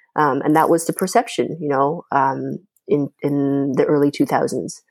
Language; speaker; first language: English; non-native, fluent; Chinese